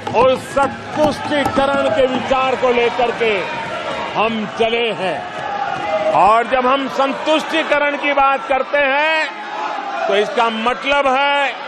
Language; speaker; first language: Hindi; native; Hindi